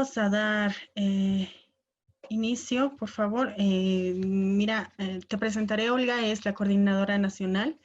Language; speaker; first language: Spanish; native; Spanish